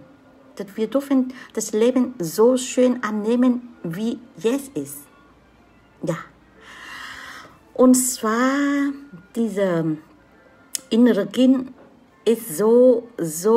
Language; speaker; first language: German; non-native, learner; Vietnamese